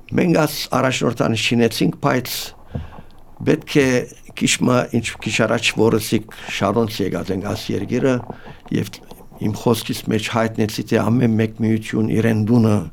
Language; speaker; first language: Armenian; native; Armenian